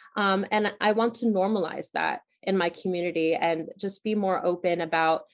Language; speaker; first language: English; native; English